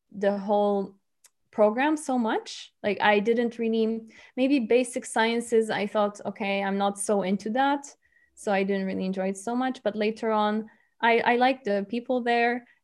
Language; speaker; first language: English; non-native, fluent; Polish